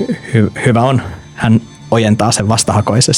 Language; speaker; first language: Finnish; native; Finnish